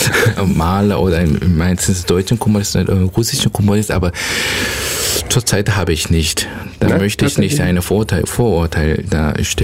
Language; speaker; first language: German; non-native, learner; Korean